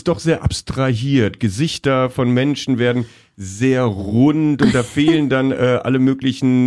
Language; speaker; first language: German; native; German